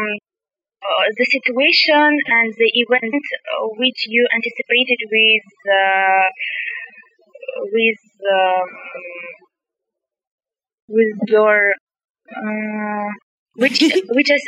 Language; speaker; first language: English; non-native, fluent; Kazakh